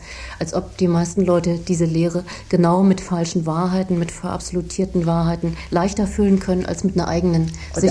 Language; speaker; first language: German; native; German